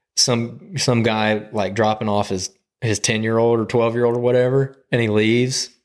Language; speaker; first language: English; native; English